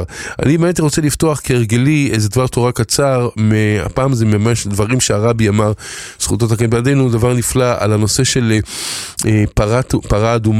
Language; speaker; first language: Hebrew; native; Hebrew